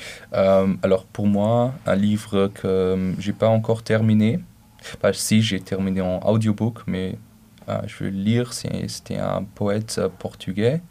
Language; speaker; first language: French; non-native, local second language; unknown